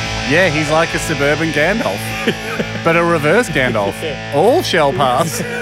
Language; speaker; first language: English; native; English